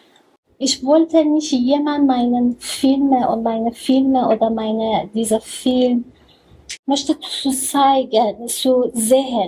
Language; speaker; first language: German; non-native, learner; Persian